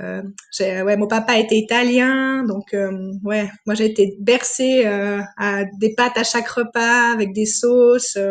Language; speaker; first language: French; native; French